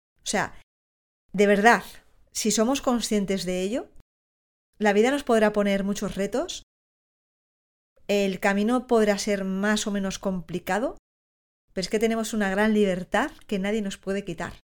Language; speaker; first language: Spanish; native; Spanish